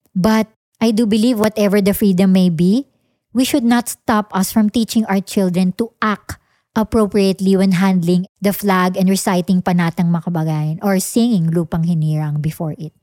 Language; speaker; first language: English; non-native, local second language; Filipino